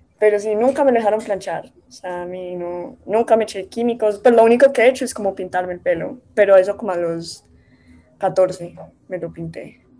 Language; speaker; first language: Spanish; native; Spanish